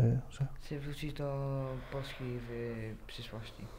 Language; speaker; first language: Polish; early bilingual, heritage; Polish